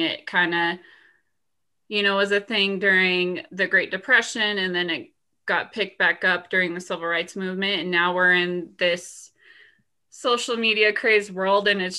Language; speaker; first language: English; native; English